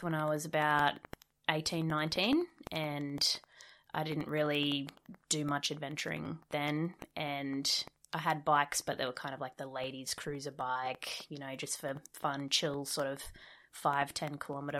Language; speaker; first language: English; native; English